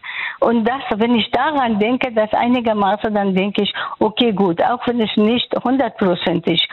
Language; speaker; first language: German; non-native, fluent; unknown